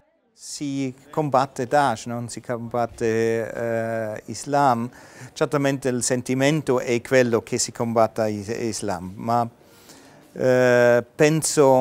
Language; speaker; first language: Italian; non-native, fluent; German